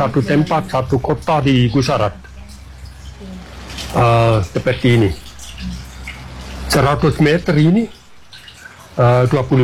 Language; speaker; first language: Indonesian; non-native, fluent; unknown